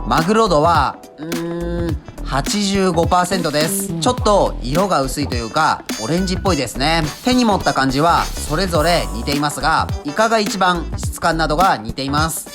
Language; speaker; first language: Japanese; native; Japanese